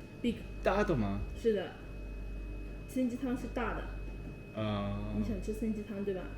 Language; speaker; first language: Chinese; non-native, learner; Korean